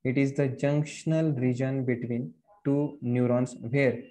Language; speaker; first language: English; non-native, local second language; Marathi